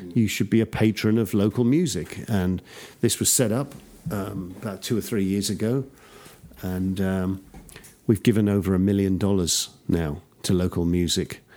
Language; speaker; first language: English; native; English